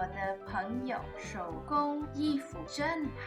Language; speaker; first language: Chinese; non-native, learner; English